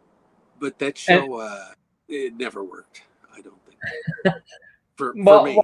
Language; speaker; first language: English; native; English